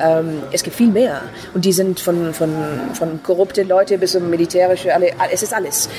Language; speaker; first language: German; non-native, fluent; Persian